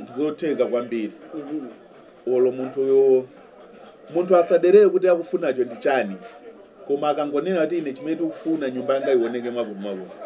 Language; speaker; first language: Nyanja; non-native, local second language; Yao